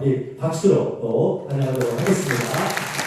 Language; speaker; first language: Korean; native; Korean